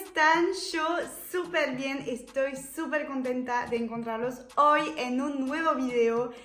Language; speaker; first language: Spanish; non-native, fluent; French